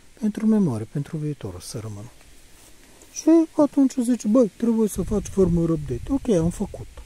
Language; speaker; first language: Romanian; non-native, fluent; Bulgarian